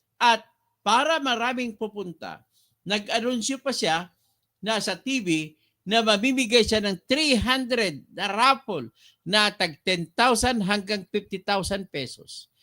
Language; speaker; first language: Filipino; non-native, local second language; Cebuano